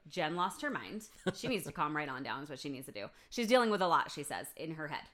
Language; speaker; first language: English; native; English